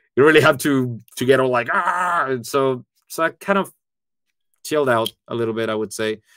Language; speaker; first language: English; non-native, fluent; Spanish